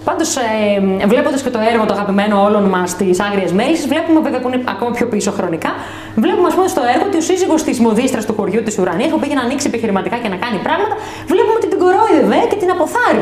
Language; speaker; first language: Greek; native; Greek